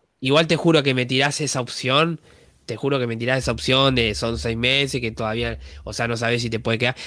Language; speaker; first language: Spanish; native; Spanish